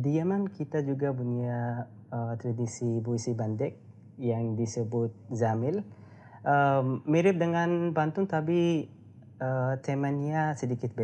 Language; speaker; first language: Indonesian; non-native, learner; Arabic